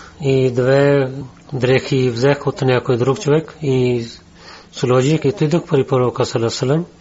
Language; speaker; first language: Bulgarian; non-native, learner; Urdu